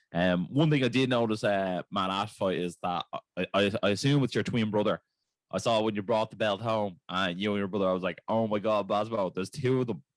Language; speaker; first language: English; native; English